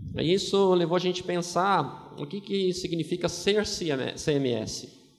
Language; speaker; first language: Portuguese; native; Portuguese